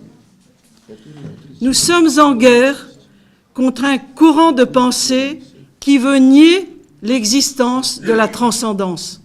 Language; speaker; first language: French; native; French